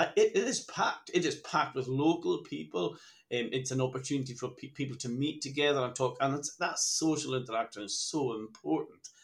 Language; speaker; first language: English; native; English